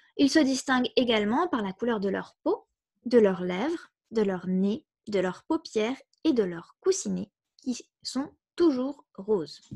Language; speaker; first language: French; native; French